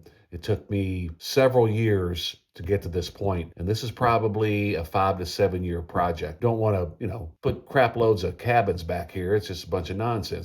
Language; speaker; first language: English; native; English